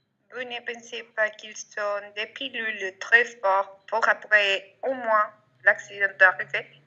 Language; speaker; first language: French; non-native, learner; Spanish